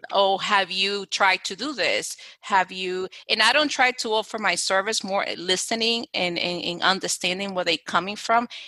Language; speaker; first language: English; non-native, fluent; Spanish